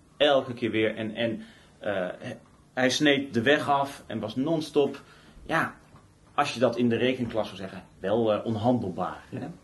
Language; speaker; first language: Dutch; native; Dutch